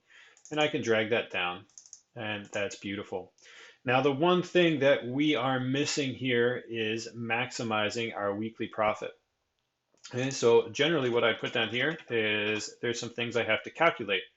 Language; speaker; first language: English; native; English